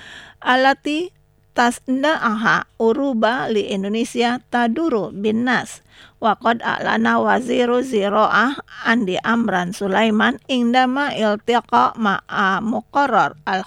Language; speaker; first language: Arabic; non-native, learner; Indonesian